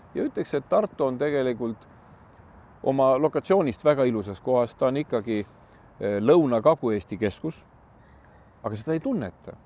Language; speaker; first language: Estonian; native; Estonian